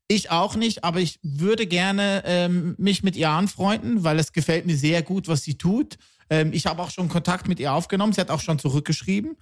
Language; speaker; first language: German; native; German